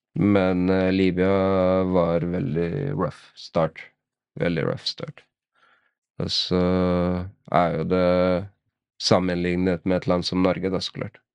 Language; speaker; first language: Norwegian; early bilingual, other home language; Arabic